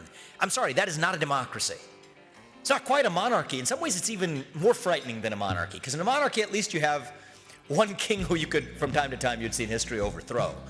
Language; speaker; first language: English; native; English